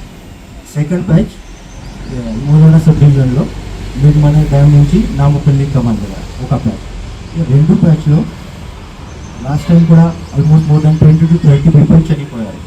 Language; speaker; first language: Telugu; non-native, learner; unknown